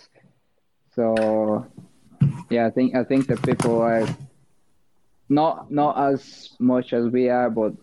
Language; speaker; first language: English; non-native, fluent; Portuguese